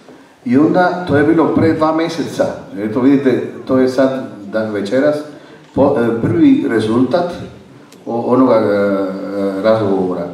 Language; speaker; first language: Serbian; non-native, fluent; Spanish